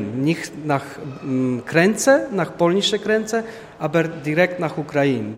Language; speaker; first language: German; non-native, learner; Polish